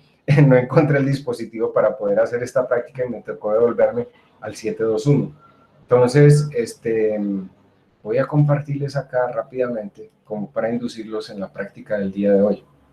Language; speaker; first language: Spanish; native; Spanish